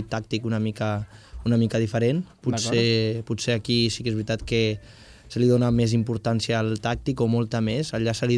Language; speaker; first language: Catalan; non-native, fluent; Portuguese